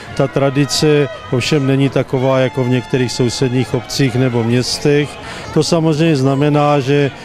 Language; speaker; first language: Czech; native; Czech